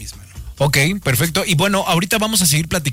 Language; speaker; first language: Spanish; native; Spanish